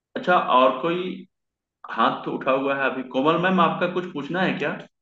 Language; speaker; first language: Hindi; native; Hindi